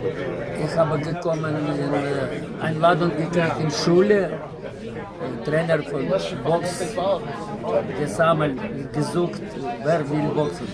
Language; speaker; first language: German; non-native, learner; Ukrainian